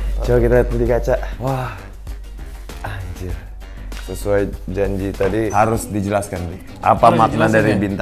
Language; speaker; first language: Indonesian; native; Indonesian